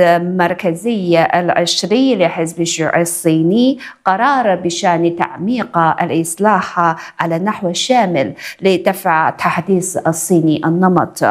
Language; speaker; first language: Arabic; non-native, fluent; Chinese